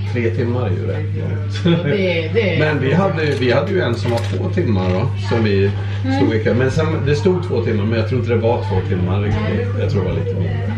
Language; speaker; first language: Swedish; native; Swedish